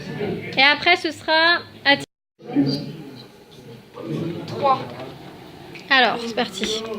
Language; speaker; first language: French; native; French